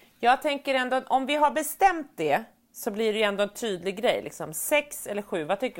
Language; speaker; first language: Swedish; native; Swedish